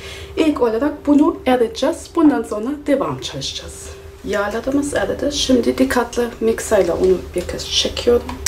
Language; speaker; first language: Turkish; non-native, fluent; German